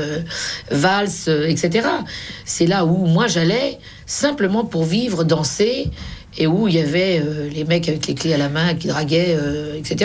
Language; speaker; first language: French; native; French